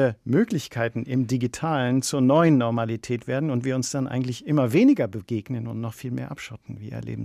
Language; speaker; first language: German; native; German